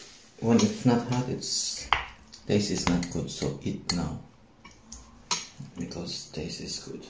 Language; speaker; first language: English; non-native, learner; Filipino